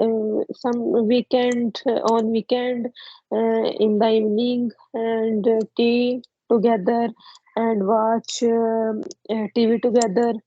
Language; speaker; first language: English; non-native, learner; Punjabi